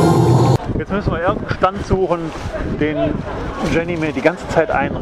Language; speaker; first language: German; native; German